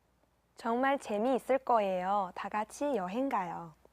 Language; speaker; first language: Korean; non-native, learner; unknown